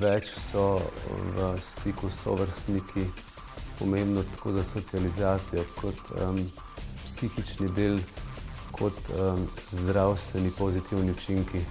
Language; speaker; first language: Slovenian; native; Slovenian